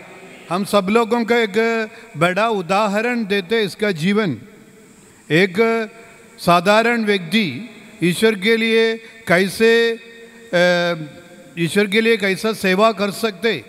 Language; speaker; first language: Hindi; non-native, local second language; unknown